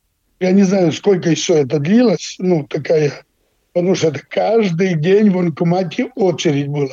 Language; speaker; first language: Russian; non-native, local second language; Ukrainian